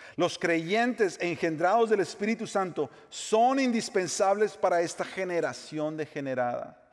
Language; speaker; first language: Spanish; native; Spanish